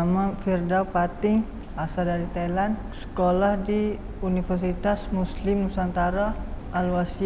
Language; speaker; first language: Indonesian; non-native, learner; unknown